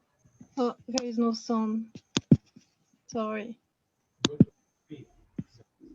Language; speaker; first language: English; non-native, fluent; French